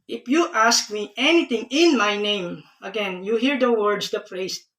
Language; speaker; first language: English; non-native, local second language; Filipino